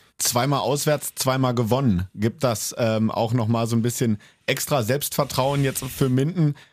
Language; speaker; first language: German; native; German